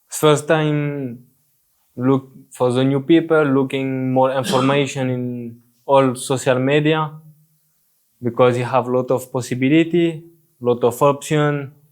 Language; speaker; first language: English; non-native, learner; French